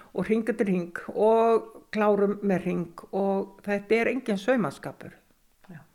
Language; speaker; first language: Icelandic; native; Icelandic